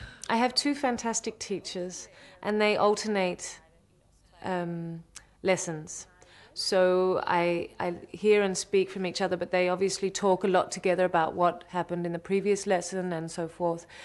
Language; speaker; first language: English; native; English